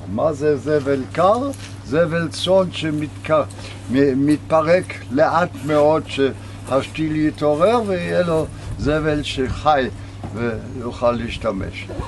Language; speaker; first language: Hebrew; non-native, fluent; German